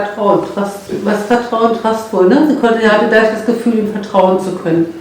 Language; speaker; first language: German; native; German